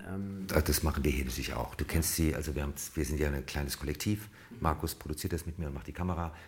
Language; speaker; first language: German; native; German